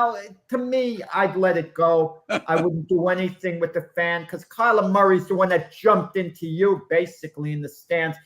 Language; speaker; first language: English; native; English